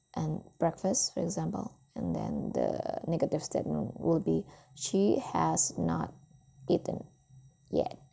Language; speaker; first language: English; non-native, fluent; Indonesian